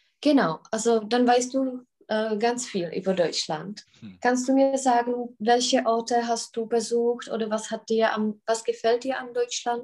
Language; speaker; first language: German; non-native, fluent; Czech